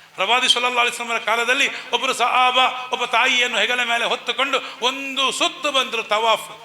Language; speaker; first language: Kannada; non-native, local second language; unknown